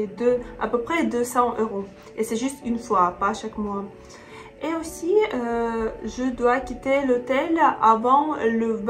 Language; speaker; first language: French; non-native, fluent; Russian